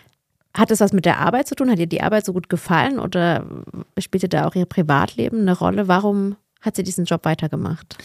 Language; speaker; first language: German; native; German